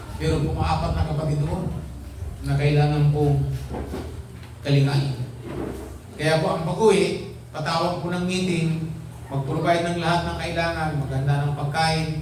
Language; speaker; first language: Filipino; non-native, local second language; Bikol